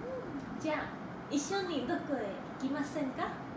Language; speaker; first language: Japanese; non-native, learner; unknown